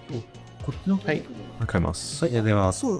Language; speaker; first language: Japanese; non-native, learner; English